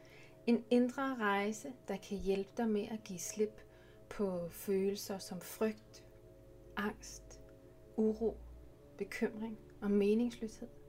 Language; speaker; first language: Danish; native; Danish